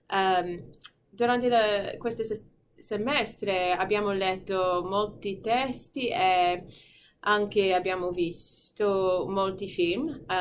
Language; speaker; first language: Italian; non-native, fluent; English